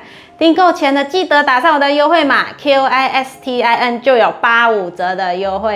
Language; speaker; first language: Chinese; native; Chinese